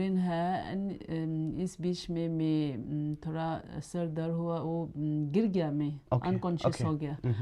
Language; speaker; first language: Hindi; non-native, learner; Tibetan